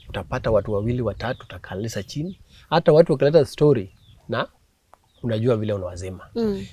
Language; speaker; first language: Swahili; native; Swahili